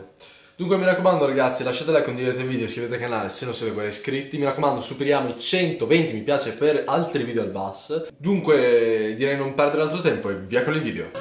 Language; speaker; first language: Italian; native; Italian